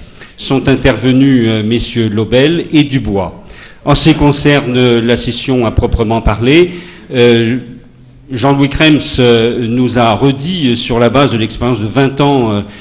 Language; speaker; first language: French; native; French